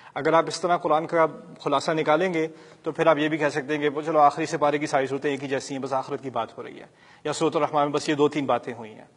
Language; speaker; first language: Urdu; early bilingual, heritage; Urdu